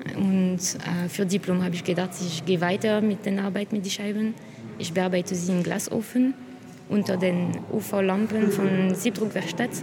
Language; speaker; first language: German; non-native, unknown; French